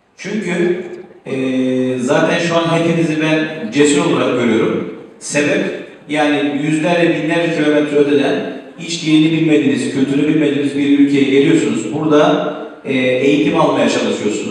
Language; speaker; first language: Turkish; native; Turkish